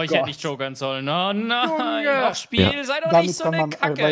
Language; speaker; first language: German; native; German